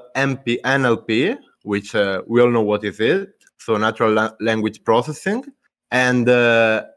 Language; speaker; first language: English; non-native, fluent; Italian